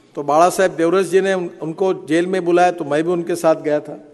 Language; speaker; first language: Hindi; non-native, local second language; Marathi